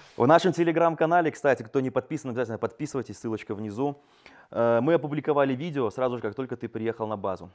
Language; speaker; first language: Russian; native; Russian